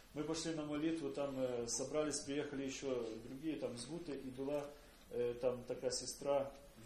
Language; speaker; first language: Polish; non-native, learner; Russian